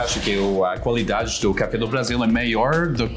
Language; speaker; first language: Portuguese; non-native, fluent; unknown